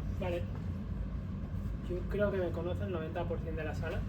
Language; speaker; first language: Spanish; native; Spanish